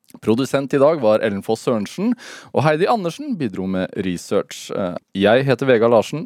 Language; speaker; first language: Norwegian; native; Norwegian